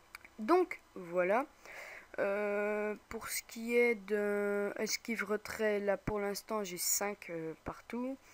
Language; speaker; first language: French; native; French